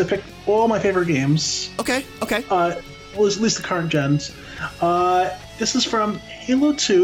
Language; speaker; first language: English; native; English